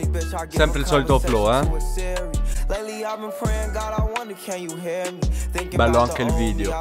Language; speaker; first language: Italian; native; Italian